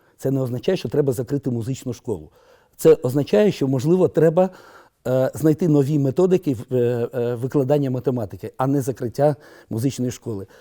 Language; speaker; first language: Ukrainian; non-native, local second language; Romanian